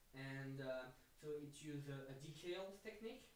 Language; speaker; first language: English; non-native, fluent; French